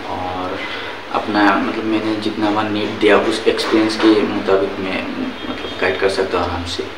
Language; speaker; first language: Hindi; non-native, local second language; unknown